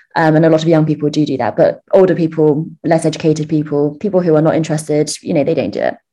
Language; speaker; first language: English; early bilingual, other home language; Chinese